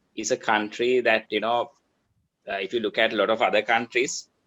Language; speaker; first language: English; non-native, local second language; Sinhala